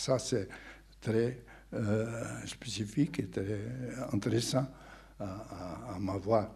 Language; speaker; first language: French; non-native, fluent; Portuguese